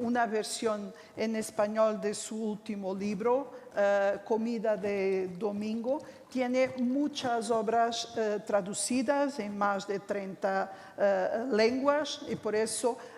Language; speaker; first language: Spanish; non-native, fluent; Portuguese